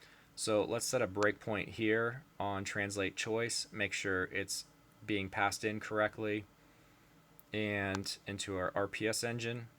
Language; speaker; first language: English; native; English